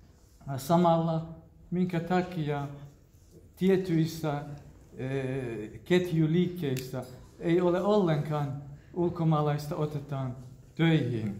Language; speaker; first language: Finnish; non-native, fluent; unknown